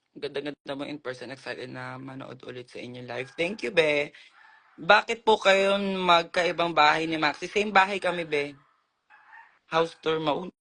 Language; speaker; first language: Filipino; native; Filipino